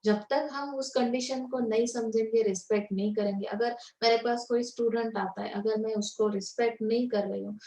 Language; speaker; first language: Hindi; non-native, local second language; Marathi